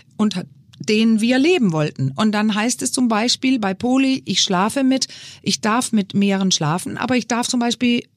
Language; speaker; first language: German; non-native, fluent; Danish